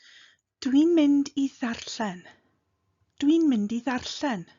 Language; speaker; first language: Welsh; non-native, fluent; English